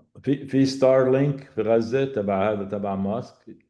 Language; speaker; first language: Arabic; native; Arabic